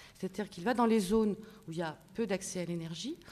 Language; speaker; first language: French; native; French